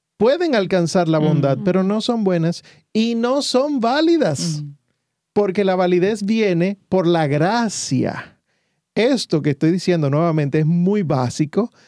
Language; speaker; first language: Spanish; native; Spanish